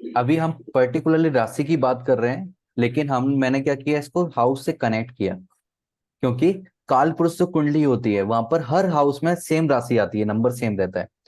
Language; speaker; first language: Hindi; native; Hindi